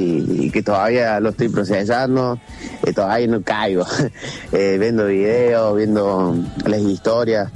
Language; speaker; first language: Spanish; native; Spanish